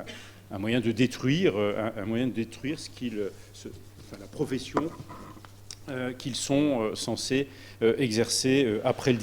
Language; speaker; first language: French; native; French